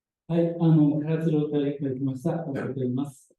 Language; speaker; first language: Japanese; native; Japanese